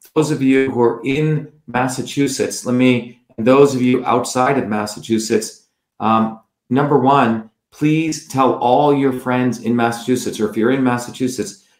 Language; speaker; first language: English; non-native, local second language; Tamil